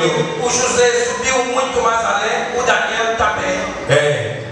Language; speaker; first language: Portuguese; non-native, fluent; Lingala